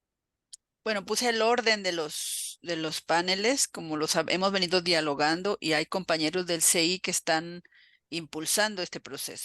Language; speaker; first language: Spanish; native; Spanish